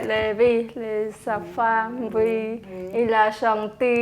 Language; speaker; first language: French; non-native, learner; Khmer